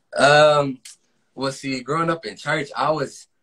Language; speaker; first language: English; native; English